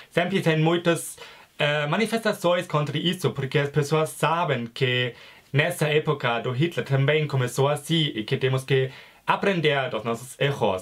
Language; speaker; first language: Portuguese; non-native, fluent; German